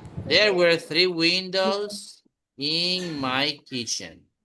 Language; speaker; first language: English; non-native, fluent; Spanish